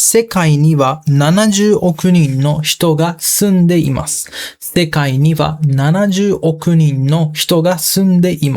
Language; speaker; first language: Japanese; non-native, fluent; Sinhala